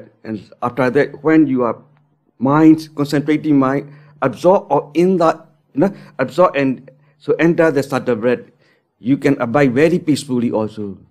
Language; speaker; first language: English; non-native, learner; Burmese